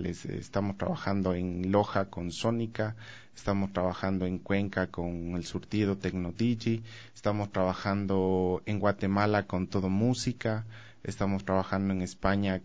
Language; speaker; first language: Spanish; native; Spanish